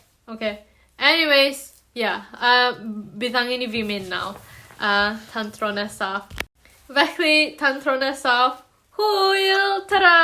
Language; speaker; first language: Welsh; non-native, learner; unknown